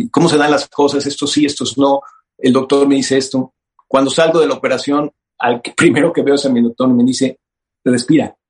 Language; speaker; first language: Spanish; native; Spanish